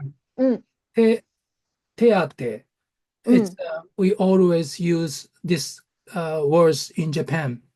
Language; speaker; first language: English; non-native, learner; Japanese